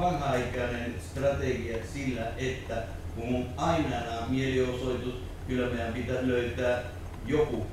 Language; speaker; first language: Finnish; non-native, fluent; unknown